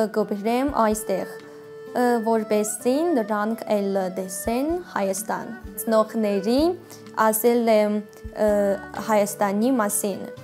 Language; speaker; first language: Armenian; non-native, learner; Chinese